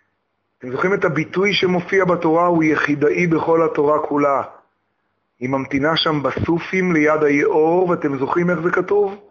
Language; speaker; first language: Hebrew; native; Hebrew